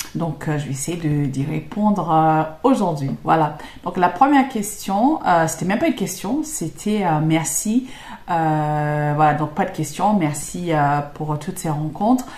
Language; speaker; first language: French; non-native, fluent; English